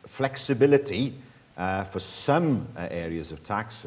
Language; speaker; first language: English; native; English